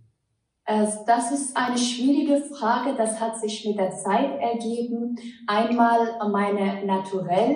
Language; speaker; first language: German; non-native, fluent; Persian